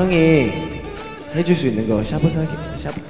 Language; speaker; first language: Korean; non-native, fluent; Chinese